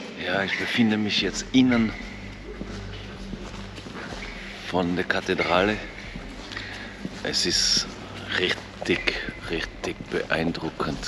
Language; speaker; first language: German; non-native, fluent; French